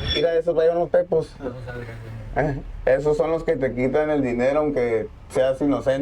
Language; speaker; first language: Spanish; native; Spanish